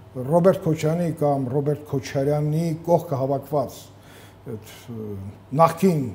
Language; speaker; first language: Armenian; native; Armenian